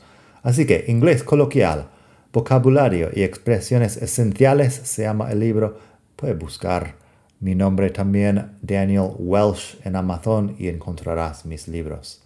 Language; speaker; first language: Spanish; non-native, fluent; English